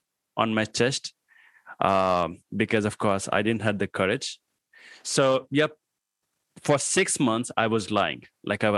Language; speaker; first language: English; non-native, local second language; Hindi